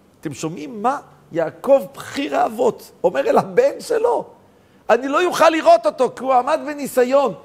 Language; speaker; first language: Hebrew; native; Hebrew